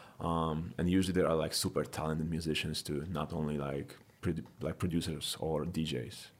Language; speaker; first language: English; non-native, fluent; Polish